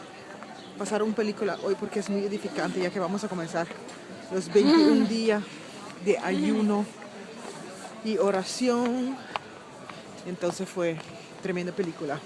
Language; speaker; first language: Spanish; non-native, fluent; Papiamento